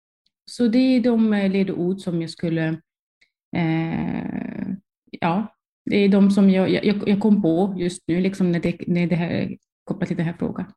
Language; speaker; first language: Swedish; non-native, fluent; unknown